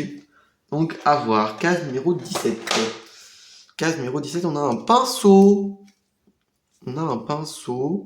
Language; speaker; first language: French; native; French